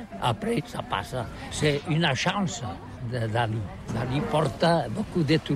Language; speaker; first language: French; non-native, learner; Catalan